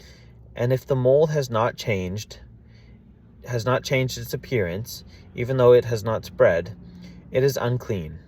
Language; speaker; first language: English; native; English